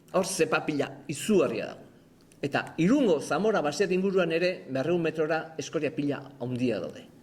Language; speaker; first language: Basque; native; Basque